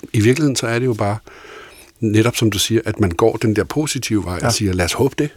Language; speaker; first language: Danish; native; Danish